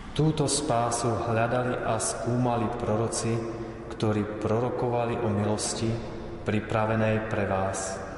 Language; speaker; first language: Slovak; native; Slovak